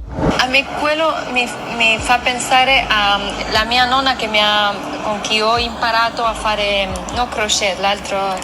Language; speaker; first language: Italian; non-native, fluent; Spanish